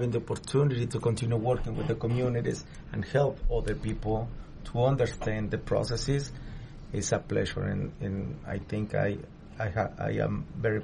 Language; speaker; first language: English; non-native, fluent; Spanish